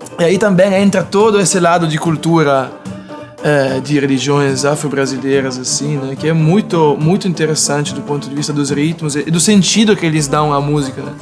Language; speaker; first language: Portuguese; non-native, fluent; Italian